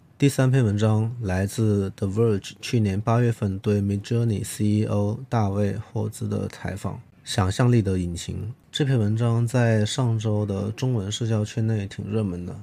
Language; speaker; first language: Chinese; non-native, local second language; Cantonese